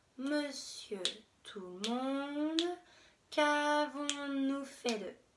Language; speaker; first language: French; non-native, fluent; English